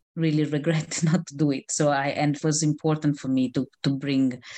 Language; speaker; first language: English; non-native, fluent; Italian